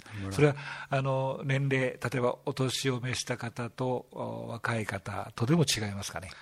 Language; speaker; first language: Japanese; native; Japanese